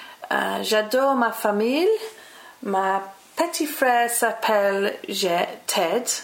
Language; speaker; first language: French; non-native, learner; English